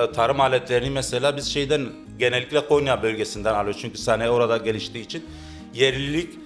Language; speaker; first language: Turkish; native; Turkish